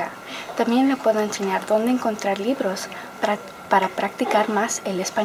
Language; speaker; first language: Spanish; non-native, learner; English